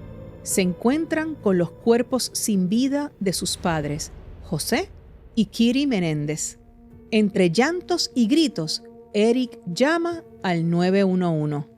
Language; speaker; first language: Spanish; native; Spanish